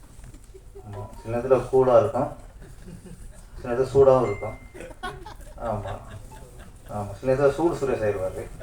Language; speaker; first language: Tamil; native; Tamil